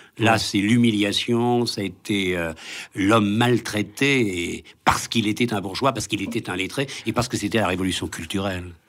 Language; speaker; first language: French; native; French